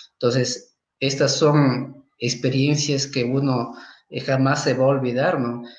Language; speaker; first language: Spanish; native; Spanish